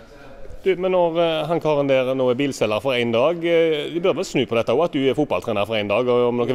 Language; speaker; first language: Norwegian; native; Norwegian